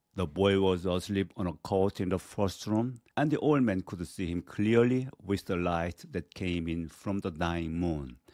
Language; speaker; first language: English; non-native, fluent; Korean